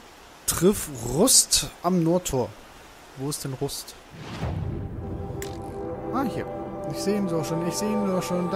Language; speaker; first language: German; native; German